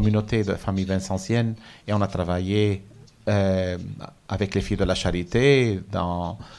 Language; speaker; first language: French; non-native, fluent; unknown